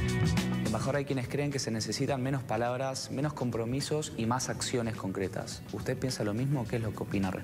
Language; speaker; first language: Spanish; native; Spanish